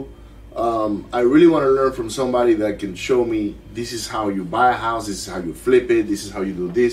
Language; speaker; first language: English; non-native, fluent; Spanish